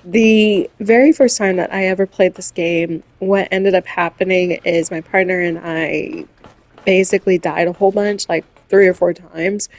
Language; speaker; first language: English; native; English